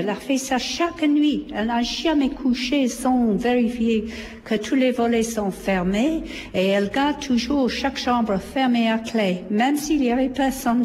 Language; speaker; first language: French; non-native, fluent; English